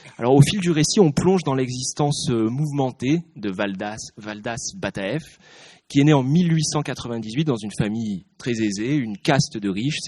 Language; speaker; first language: French; native; French